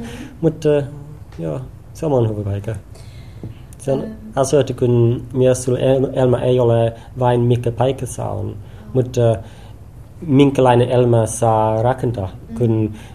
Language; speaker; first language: Finnish; non-native, learner; English